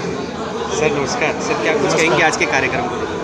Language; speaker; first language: Hindi; native; Hindi